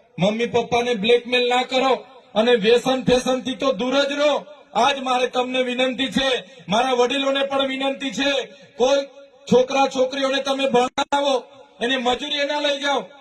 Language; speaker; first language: Gujarati; non-native, local second language; Vasavi